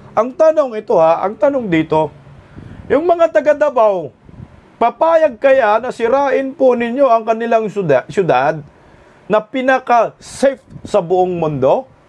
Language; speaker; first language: Filipino; non-native, local second language; Cebuano